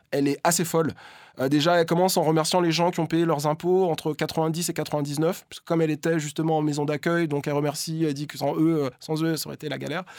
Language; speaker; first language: French; native; French